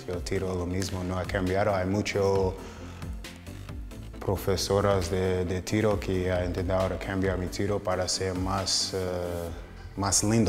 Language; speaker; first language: Spanish; non-native, fluent; English